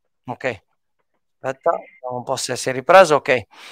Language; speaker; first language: Italian; native; Italian